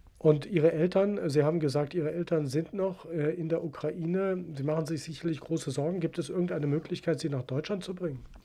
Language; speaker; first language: German; native; German